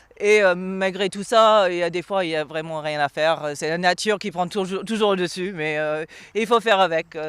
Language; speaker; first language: French; non-native, fluent; English